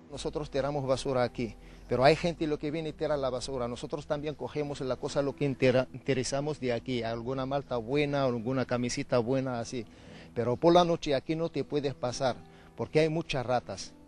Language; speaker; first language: Spanish; non-native, learner; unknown